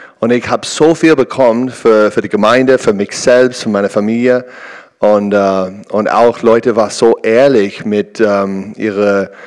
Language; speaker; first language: German; non-native, learner; English